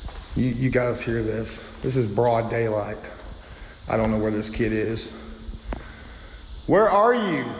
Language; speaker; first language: English; native; English